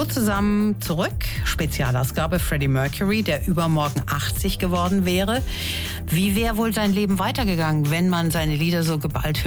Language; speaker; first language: German; native; German